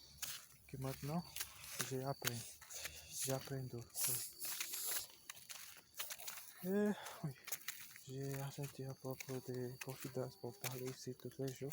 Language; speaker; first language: French; non-native, learner; Portuguese